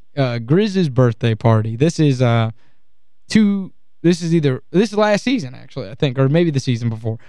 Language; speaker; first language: English; native; English